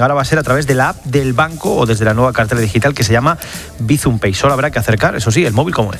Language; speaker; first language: Spanish; native; Spanish